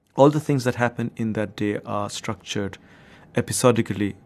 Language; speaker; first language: English; non-native, local second language; Bangla